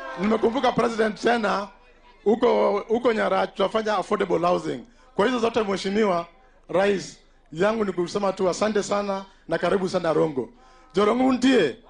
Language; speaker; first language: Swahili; non-native, local second language; Luo (Kenya and Tanzania)